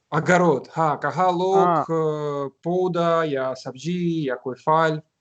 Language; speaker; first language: Hindi; non-native, learner; Russian